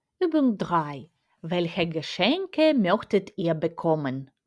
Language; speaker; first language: German; non-native, fluent; Ukrainian